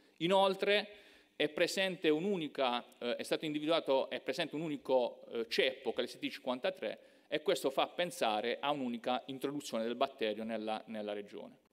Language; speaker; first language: Italian; native; Italian